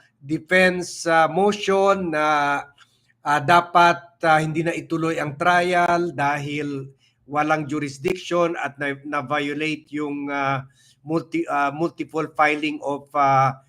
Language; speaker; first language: Filipino; native; Filipino